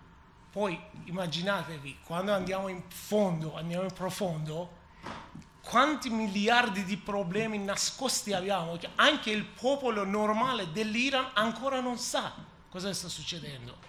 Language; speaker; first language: Italian; non-native, learner; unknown